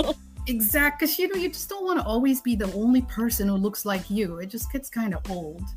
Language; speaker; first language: English; non-native, fluent; Dutch